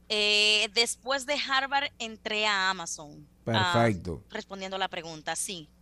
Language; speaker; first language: Spanish; native; Spanish